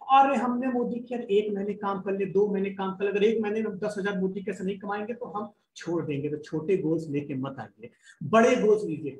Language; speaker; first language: Hindi; native; Hindi